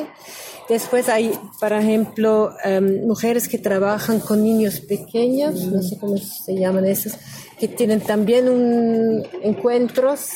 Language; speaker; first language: Spanish; non-native, learner; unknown